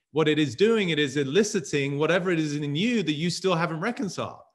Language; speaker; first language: English; native; English